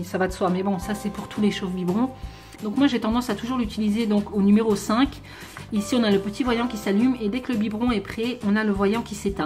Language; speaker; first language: French; native; French